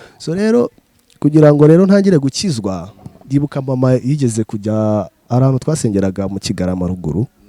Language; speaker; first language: Kinyarwanda; early bilingual, other home language; Rundi